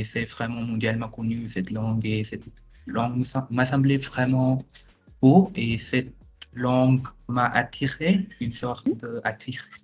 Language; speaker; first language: French; non-native, fluent; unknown